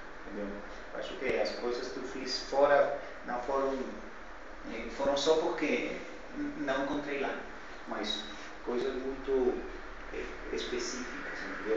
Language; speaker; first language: Portuguese; non-native, fluent; Spanish